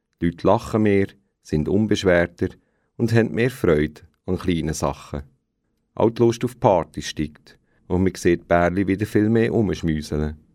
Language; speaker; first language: German; native; German